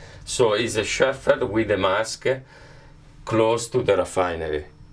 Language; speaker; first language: English; non-native, fluent; Italian